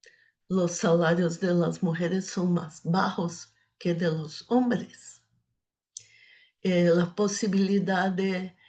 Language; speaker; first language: Spanish; non-native, fluent; Portuguese